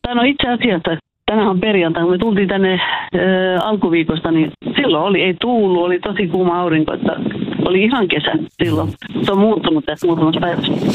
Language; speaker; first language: Finnish; early bilingual, heritage; Finnish